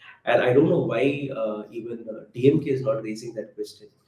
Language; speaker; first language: English; non-native, local second language; Tamil